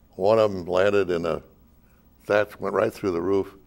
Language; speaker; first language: English; native; English